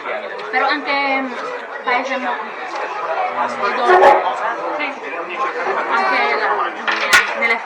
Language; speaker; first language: Italian; non-native, learner; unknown